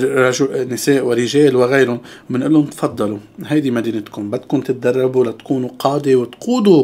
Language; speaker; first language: Arabic; native; Arabic